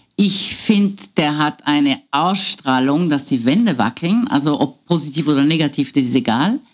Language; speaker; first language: German; non-native, fluent; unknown